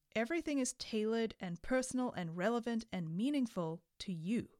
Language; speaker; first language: English; native; English